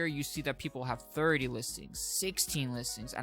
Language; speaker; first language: English; native; English